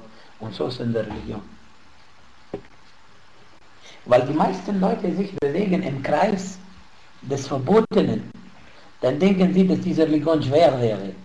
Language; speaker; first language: German; non-native, fluent; Arabic